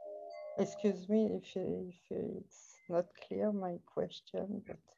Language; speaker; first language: English; non-native, fluent; French